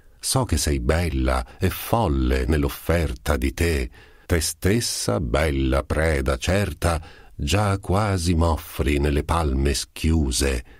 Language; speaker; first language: Italian; native; Italian